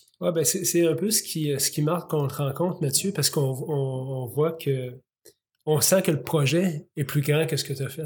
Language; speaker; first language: French; native; French